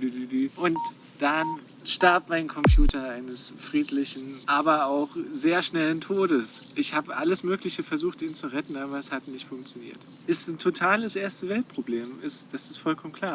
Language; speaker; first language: German; native; German